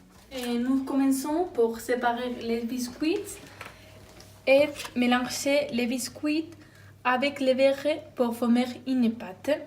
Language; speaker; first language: French; non-native, learner; Spanish